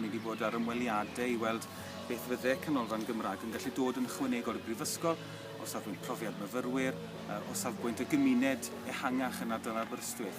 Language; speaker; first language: Welsh; native; Welsh